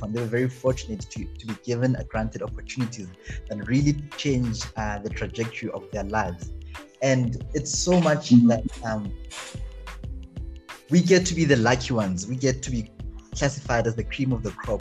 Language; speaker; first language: English; non-native, local second language; Zulu